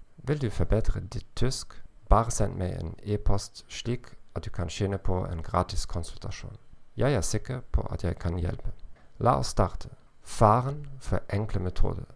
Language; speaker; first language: Norwegian; non-native, learner; German